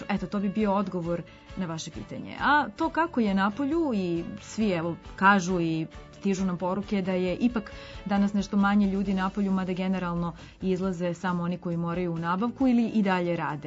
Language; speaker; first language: Serbian; native; Serbian